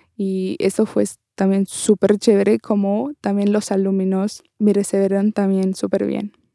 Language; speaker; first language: Spanish; non-native, learner; Portuguese